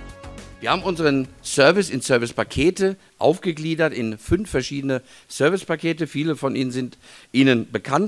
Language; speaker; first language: German; native; German